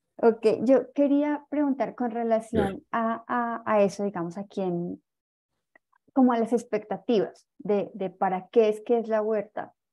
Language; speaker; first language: Spanish; native; Spanish